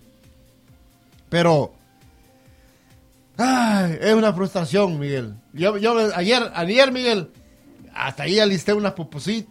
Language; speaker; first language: Spanish; native; Spanish